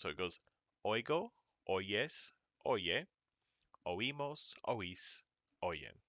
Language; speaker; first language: Spanish; non-native, fluent; English